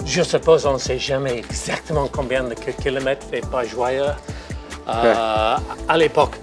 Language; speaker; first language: French; non-native, fluent; English